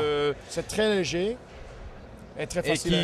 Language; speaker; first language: French; non-native, fluent; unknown